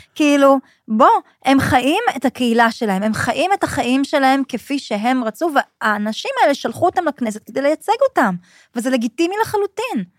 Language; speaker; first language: Hebrew; native; Hebrew